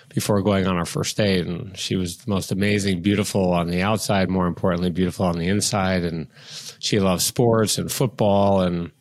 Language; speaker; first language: English; native; English